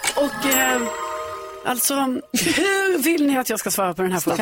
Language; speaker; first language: Swedish; native; Swedish